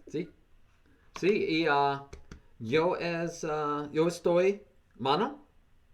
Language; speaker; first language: Spanish; non-native, learner; English